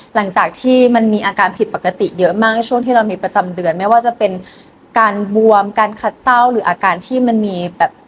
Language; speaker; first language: Thai; native; Thai